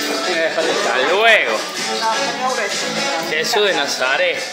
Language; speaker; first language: Spanish; native; Spanish